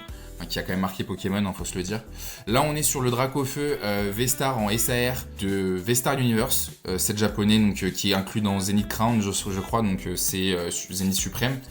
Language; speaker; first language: French; native; French